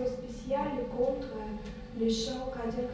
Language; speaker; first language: French; non-native, learner; Russian